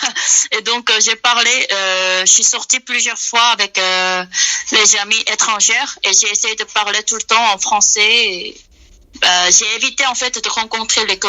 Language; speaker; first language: French; non-native, fluent; Korean